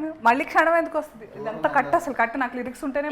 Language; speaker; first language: Telugu; native; Telugu